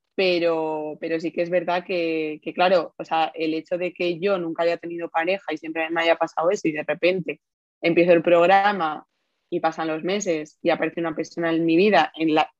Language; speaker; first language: Spanish; native; Spanish